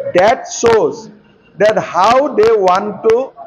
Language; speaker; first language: English; non-native, local second language; Assamese